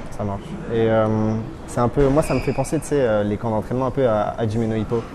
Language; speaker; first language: French; native; French